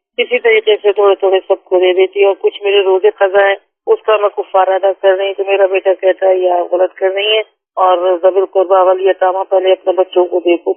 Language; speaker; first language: Urdu; native; Urdu